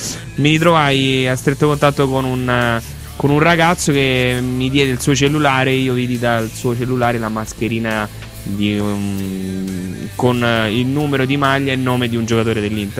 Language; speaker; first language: Italian; native; Italian